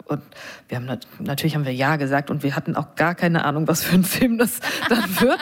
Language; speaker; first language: German; non-native, fluent; English